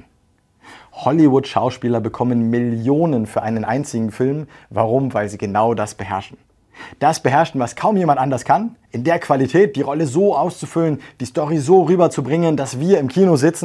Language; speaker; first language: German; native; German